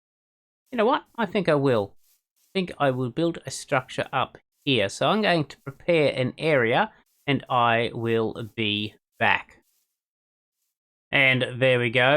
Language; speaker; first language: English; native; English